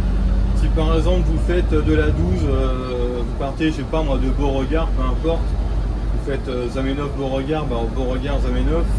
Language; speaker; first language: French; native; French